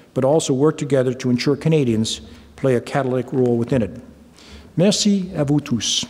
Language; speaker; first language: English; native; English